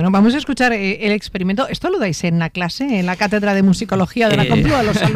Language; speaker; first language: Spanish; native; Spanish